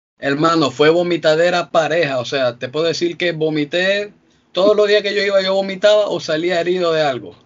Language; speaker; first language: Spanish; native; Spanish